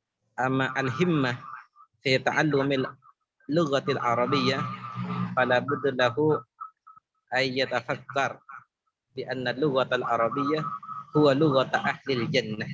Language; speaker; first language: Arabic; non-native, fluent; Malay